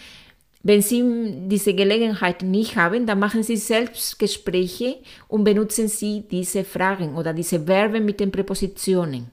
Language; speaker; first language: German; non-native, fluent; Spanish